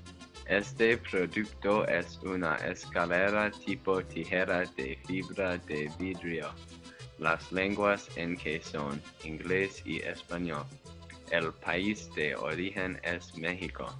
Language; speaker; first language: Spanish; non-native, learner; English